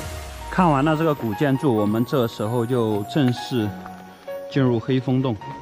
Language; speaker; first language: Chinese; native; Chinese